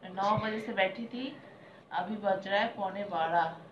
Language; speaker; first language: Hindi; non-native, local second language; Bangla